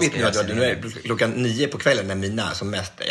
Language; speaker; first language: Swedish; native; Swedish